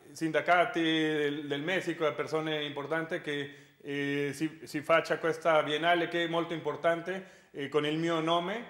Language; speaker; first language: Italian; non-native, learner; Spanish